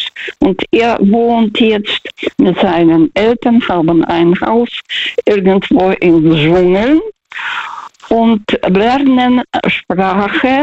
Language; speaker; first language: German; non-native, fluent; Russian